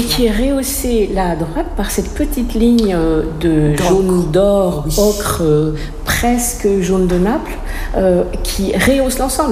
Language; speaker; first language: French; native; French